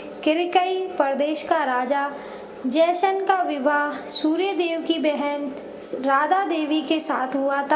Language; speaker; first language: Hindi; native; Hindi